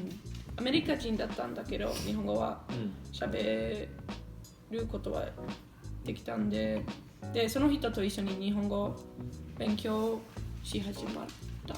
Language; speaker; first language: Japanese; non-native, fluent; English